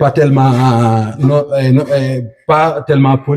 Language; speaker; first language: French; non-native, local second language; Wolof